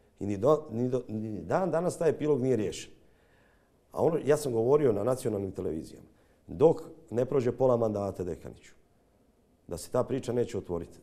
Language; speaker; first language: Croatian; native; Croatian